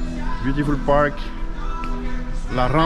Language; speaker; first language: English; non-native, learner; French